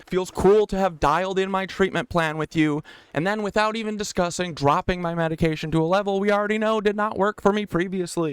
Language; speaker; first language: English; native; English